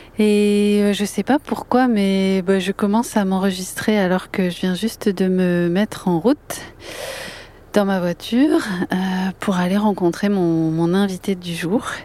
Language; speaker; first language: French; native; French